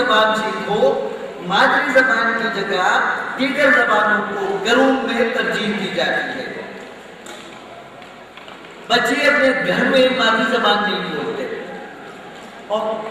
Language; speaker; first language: Urdu; non-native, local second language; Khowar